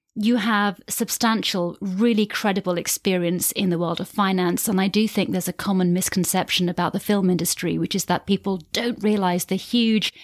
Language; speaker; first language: English; native; English